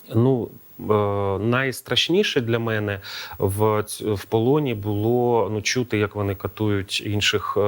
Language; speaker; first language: Ukrainian; native; Ukrainian